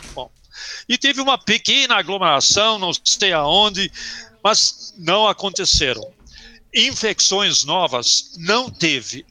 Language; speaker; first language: Portuguese; early bilingual, other home language; German